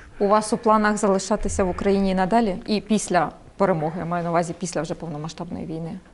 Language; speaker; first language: Ukrainian; native; Ukrainian